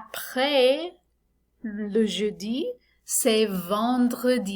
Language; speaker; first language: French; non-native, fluent; English